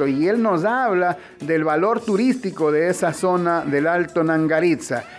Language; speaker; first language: Spanish; native; Spanish